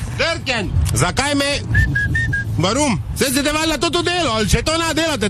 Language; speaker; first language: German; non-native, learner; Slovenian